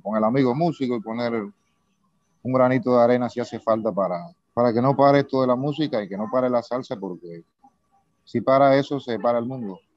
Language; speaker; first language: Spanish; native; Spanish